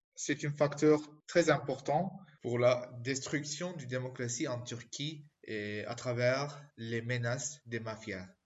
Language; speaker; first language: French; non-native, fluent; Turkish